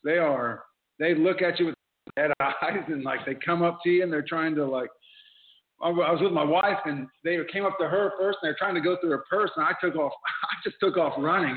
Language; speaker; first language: English; native; English